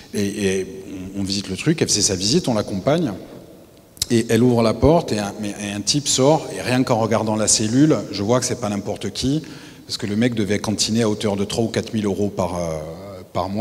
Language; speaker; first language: French; native; French